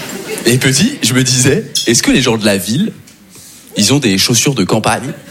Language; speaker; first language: French; native; French